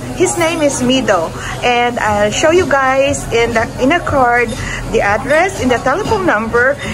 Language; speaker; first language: English; non-native, local second language; Filipino